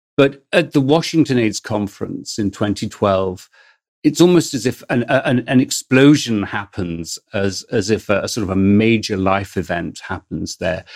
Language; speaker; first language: English; native; English